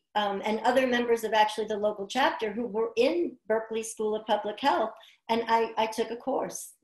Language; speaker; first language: English; native; English